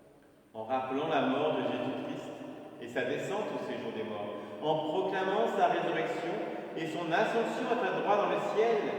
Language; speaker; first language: French; native; French